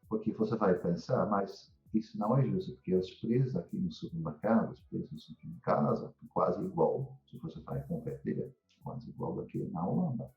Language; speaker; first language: Portuguese; non-native, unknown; Dutch